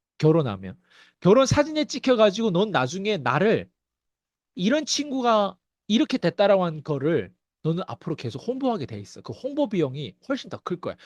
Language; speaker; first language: Korean; native; Korean